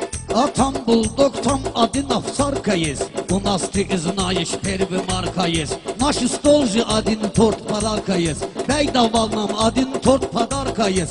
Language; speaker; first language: Russian; non-native, local second language; Talysh